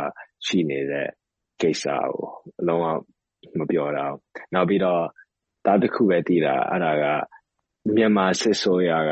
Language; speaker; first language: Burmese; early bilingual, heritage; Burmese